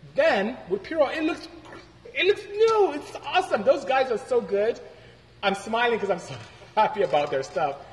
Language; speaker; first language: English; native; English